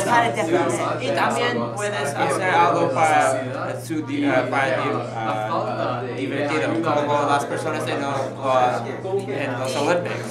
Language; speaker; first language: Spanish; non-native, learner; English